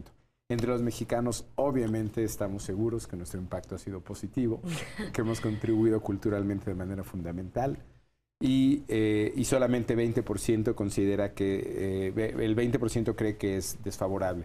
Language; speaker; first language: Spanish; native; Spanish